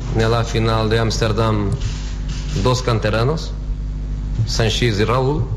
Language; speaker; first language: Spanish; non-native, fluent; Portuguese